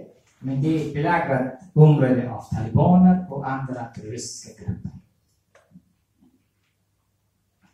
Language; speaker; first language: Swedish; non-native, fluent; Persian